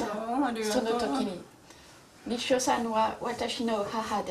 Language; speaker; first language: Japanese; non-native, learner; French